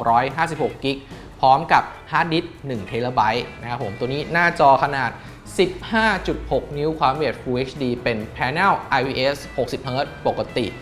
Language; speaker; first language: Thai; native; Thai